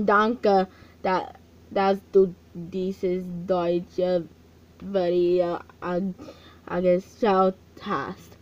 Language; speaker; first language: German; non-native, learner; English